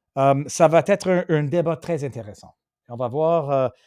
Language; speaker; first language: French; non-native, fluent; English